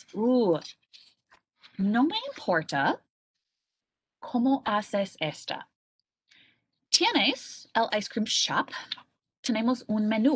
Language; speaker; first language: Spanish; non-native, learner; English